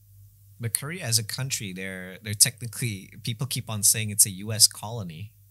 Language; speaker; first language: English; non-native, fluent; Indonesian